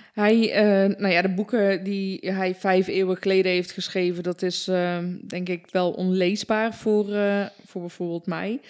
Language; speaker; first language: Dutch; early bilingual, other home language; Persian